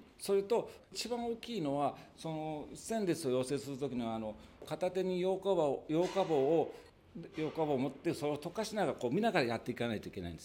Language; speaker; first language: Japanese; native; Japanese